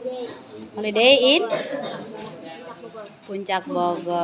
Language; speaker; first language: English; non-native, learner; Indonesian